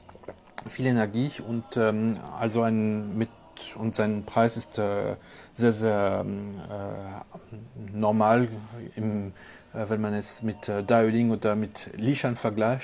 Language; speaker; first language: German; non-native, local second language; French